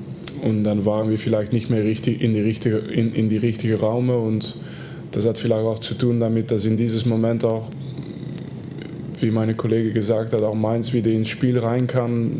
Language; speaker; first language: German; non-native, fluent; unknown